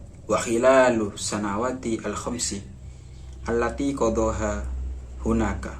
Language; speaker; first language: Arabic; non-native, learner; Indonesian